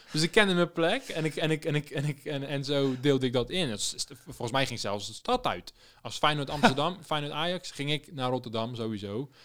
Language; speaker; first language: Dutch; native; Dutch